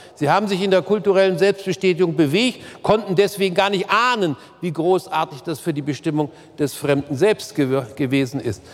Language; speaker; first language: German; native; German